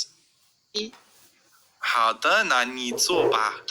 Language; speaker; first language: Chinese; non-native, learner; English